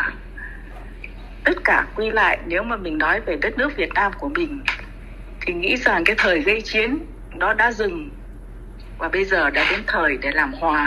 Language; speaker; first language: Vietnamese; native; Vietnamese